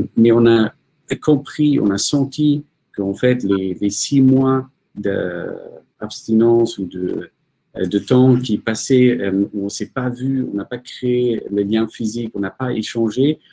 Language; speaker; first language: French; non-native, fluent; German